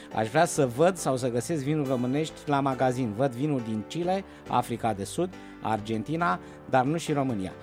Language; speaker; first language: Romanian; native; Romanian